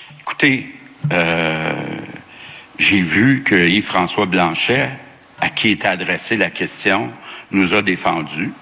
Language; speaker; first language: French; native; French